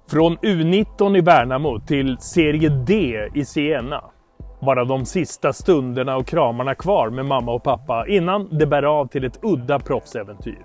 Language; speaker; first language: Swedish; native; Swedish